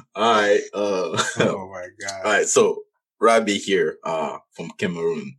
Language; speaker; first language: English; non-native, local second language; French